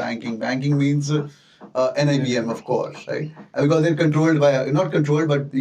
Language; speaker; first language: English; non-native, local second language; Hindi